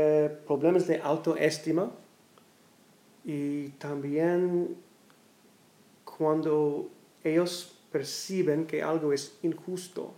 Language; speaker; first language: Spanish; non-native, learner; English